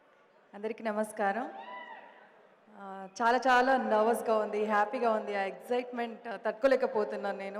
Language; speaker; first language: Telugu; non-native, fluent; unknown